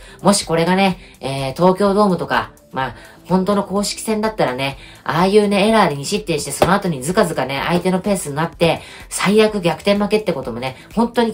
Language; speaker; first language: Japanese; native; Japanese